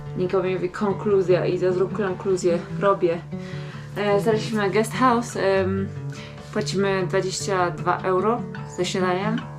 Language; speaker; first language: Polish; native; Polish